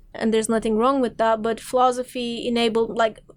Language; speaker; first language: English; non-native, fluent; Turkish